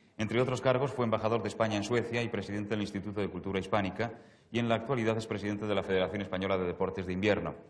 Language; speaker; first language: Spanish; native; Spanish